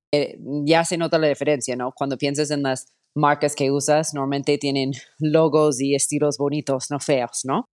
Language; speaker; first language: Spanish; non-native, fluent; English